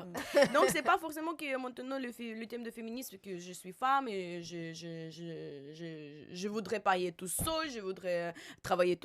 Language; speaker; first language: French; non-native, learner; Russian